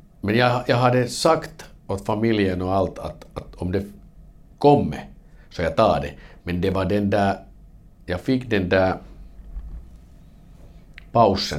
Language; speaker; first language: Swedish; non-native, learner; Finnish